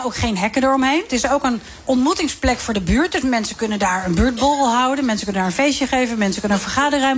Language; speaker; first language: Dutch; native; Dutch